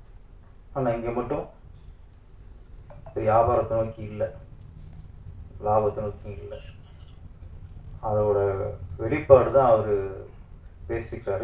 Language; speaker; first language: Tamil; native; Tamil